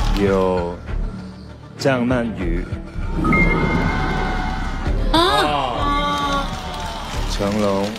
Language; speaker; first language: Chinese; non-native, local second language; Cantonese